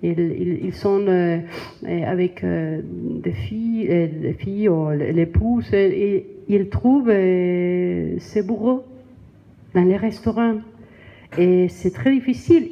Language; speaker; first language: French; non-native, learner; Spanish